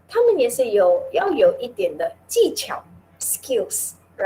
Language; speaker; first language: Chinese; non-native, local second language; Min Nan Chinese